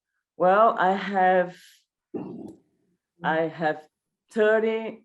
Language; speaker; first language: English; non-native, learner; Portuguese